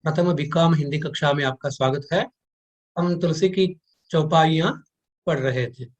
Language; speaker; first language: Hindi; non-native, local second language; Kannada